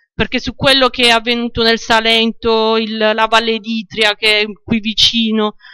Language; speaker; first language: Italian; native; Italian